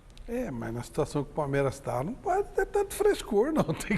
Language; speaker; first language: Portuguese; native; Portuguese